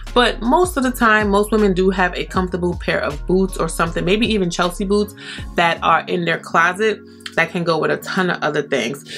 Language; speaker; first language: English; native; English